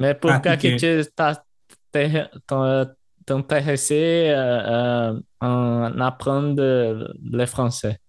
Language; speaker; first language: French; non-native, learner; Portuguese